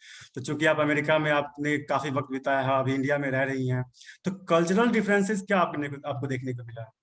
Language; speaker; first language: Hindi; native; Hindi